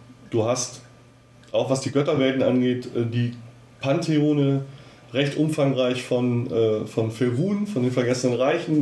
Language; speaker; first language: German; native; German